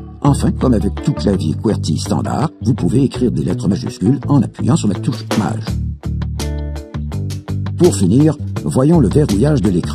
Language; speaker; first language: French; native; French